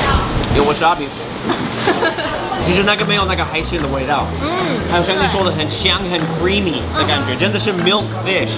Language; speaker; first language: Chinese; non-native, fluent; English